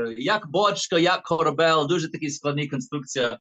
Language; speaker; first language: Ukrainian; early bilingual, heritage; Ukrainian